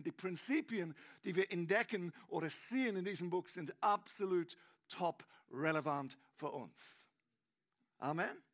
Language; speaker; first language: German; non-native, learner; English